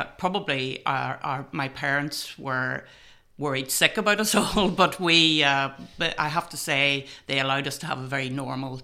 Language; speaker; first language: English; native; English